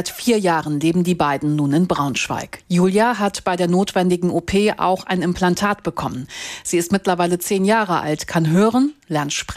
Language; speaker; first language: German; native; German